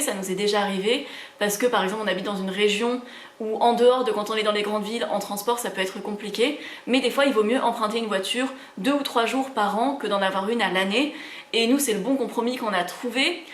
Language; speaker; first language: French; native; French